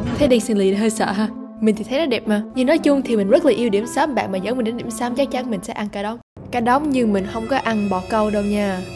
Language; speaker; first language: Vietnamese; early bilingual, heritage; Vietnamese